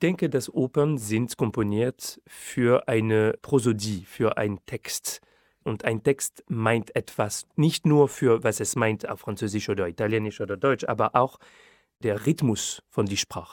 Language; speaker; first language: German; non-native, fluent; French